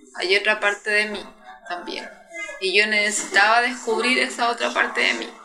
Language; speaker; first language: Spanish; native; Spanish